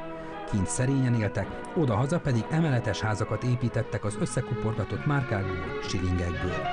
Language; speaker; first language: Hungarian; native; Hungarian